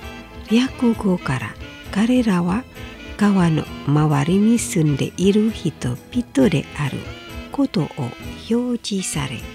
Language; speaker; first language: Japanese; non-native, fluent; Indonesian